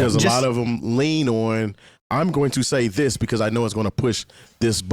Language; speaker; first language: English; native; English